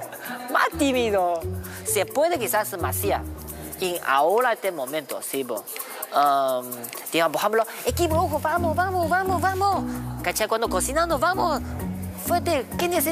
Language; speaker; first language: Spanish; non-native, learner; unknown